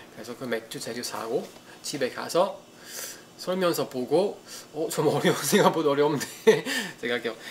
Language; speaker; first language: Korean; non-native, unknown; Italian